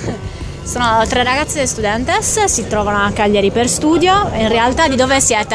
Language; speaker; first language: Italian; native; Italian